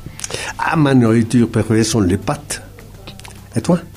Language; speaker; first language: French; non-native, fluent; Spanish